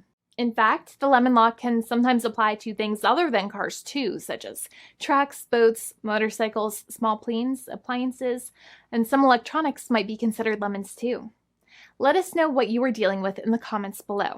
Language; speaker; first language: English; native; English